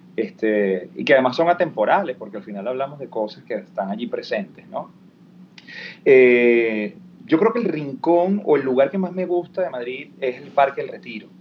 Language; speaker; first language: Spanish; native; Spanish